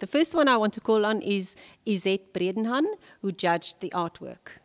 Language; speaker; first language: English; non-native, local second language; Afrikaans